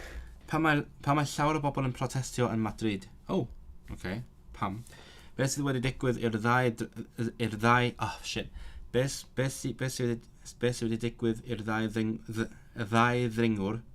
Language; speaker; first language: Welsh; non-native, learner; Cantonese